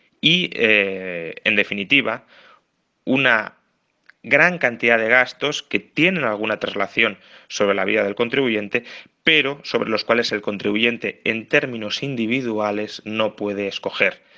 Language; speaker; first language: Spanish; native; Spanish